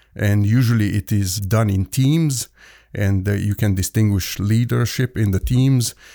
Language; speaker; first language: English; non-native, fluent; Arabic